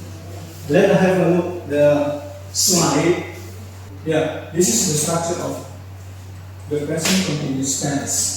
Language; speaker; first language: English; non-native, fluent; Indonesian